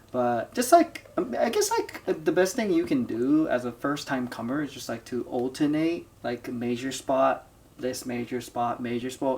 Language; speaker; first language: English; non-native, fluent; Japanese